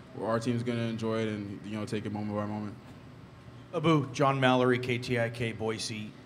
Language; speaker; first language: English; native; English